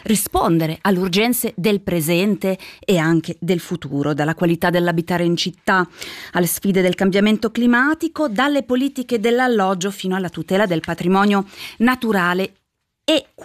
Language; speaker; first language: Italian; native; Italian